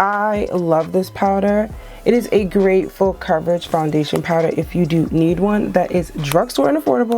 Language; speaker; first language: English; native; English